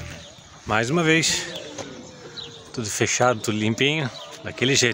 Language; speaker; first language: Portuguese; native; Portuguese